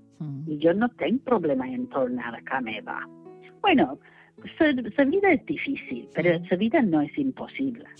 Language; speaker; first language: Catalan; non-native, fluent; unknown